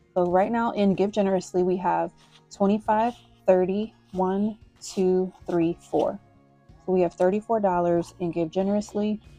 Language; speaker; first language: English; native; English